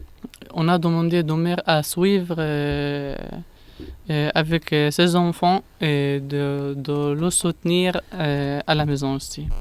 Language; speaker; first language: French; non-native, learner; Arabic